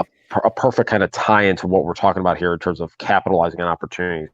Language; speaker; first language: English; native; English